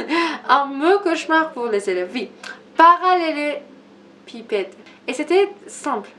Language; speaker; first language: French; non-native, learner; Persian